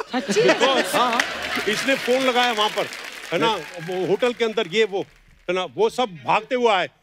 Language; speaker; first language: Hindi; native; Hindi